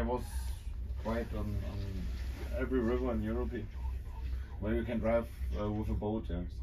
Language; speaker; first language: English; non-native, learner; German